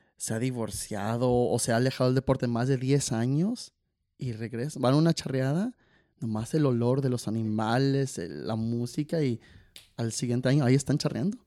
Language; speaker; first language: Spanish; early bilingual, heritage; Spanish